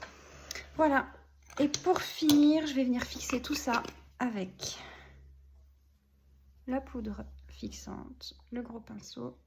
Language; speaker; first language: French; native; French